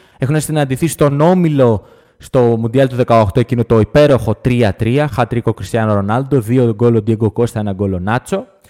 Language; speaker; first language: Greek; native; Greek